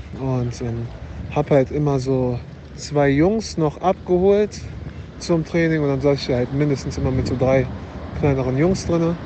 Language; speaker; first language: German; native; German